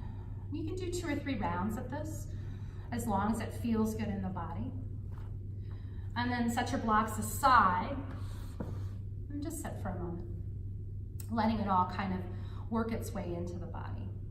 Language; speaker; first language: English; native; English